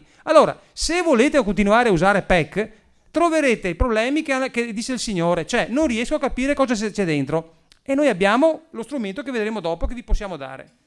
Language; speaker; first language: Italian; native; Italian